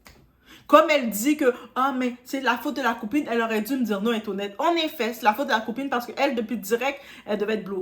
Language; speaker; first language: French; native; French